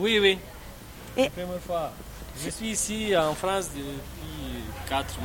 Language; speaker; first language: French; non-native, learner; Romanian